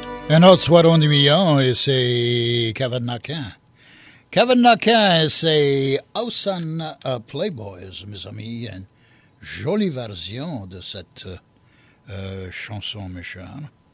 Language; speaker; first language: French; early bilingual, heritage; French